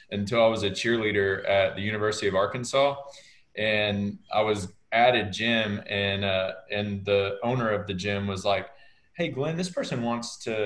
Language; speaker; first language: English; native; English